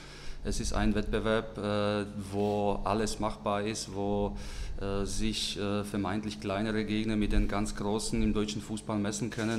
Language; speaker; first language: German; non-native, fluent; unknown